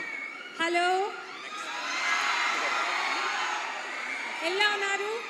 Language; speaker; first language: Telugu; non-native, learner; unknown